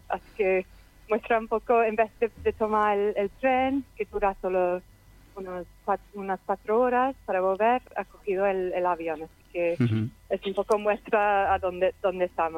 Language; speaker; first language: Spanish; non-native, fluent; English